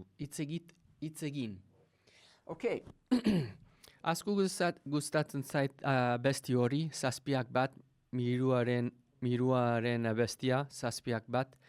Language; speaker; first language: Basque; non-native, learner; English